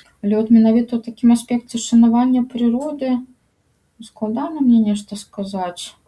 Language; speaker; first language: Belarusian; native; Belarusian